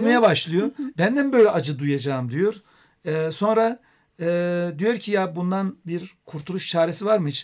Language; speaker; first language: Turkish; native; Turkish